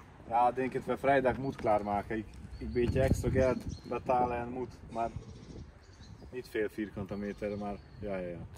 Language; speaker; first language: Dutch; non-native, learner; Hungarian